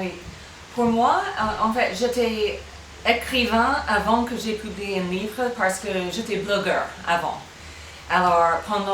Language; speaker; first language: French; non-native, fluent; English